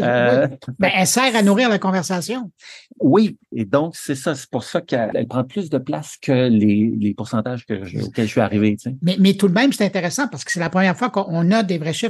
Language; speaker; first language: French; native; French